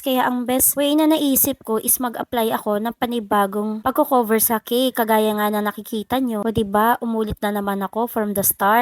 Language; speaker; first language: Filipino; native; Filipino